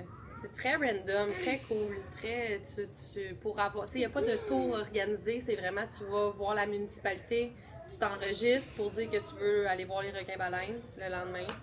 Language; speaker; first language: French; native; French